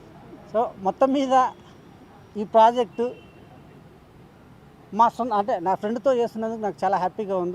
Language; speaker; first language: Telugu; native; Telugu